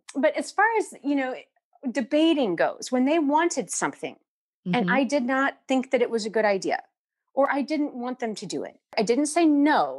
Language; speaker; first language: English; native; English